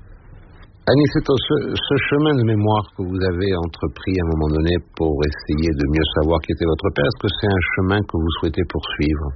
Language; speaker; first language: French; native; French